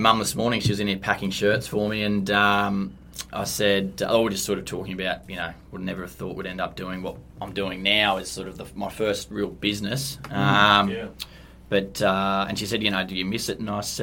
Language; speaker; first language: English; native; English